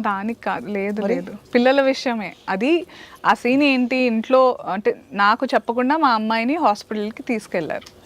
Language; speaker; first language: Telugu; native; Telugu